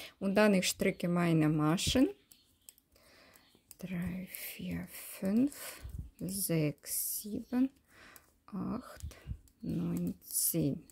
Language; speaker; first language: German; non-native, learner; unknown